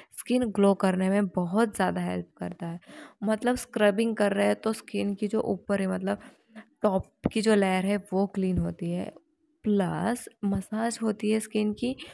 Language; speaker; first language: Hindi; non-native, local second language; Marathi